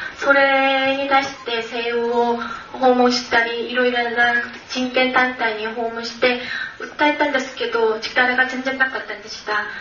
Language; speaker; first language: Japanese; non-native, learner; Korean